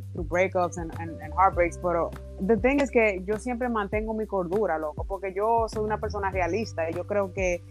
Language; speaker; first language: English; early bilingual, other home language; Spanish